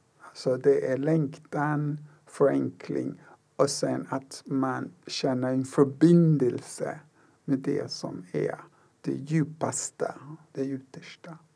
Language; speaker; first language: Swedish; non-native, fluent; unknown